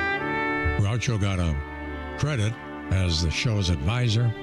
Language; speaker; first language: English; native; English